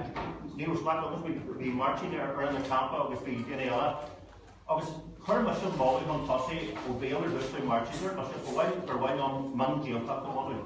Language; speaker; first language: Irish; non-native, local second language; English